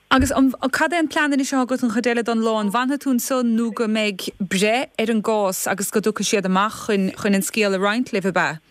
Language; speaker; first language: Irish; native; Irish